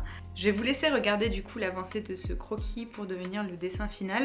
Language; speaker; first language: French; native; French